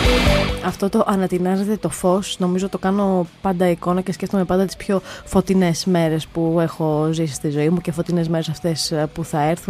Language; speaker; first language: Greek; native; Greek